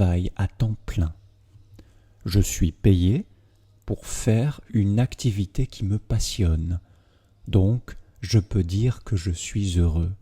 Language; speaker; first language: French; native; French